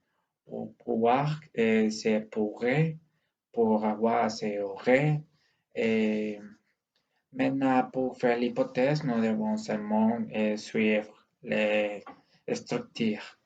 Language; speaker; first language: French; non-native, learner; Spanish